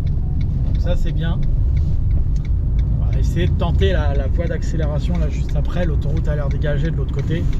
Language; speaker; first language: French; native; French